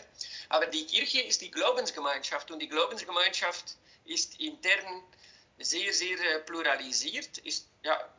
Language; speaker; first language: German; non-native, fluent; Dutch